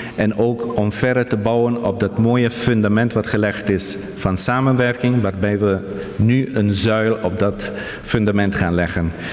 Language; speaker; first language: Dutch; non-native, local second language; Papiamento